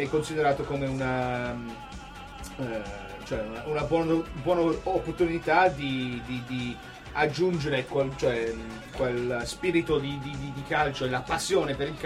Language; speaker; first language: Italian; non-native, fluent; English